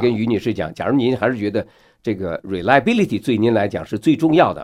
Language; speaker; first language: Chinese; native; Chinese